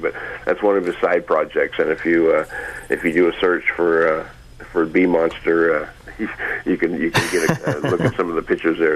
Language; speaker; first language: English; native; English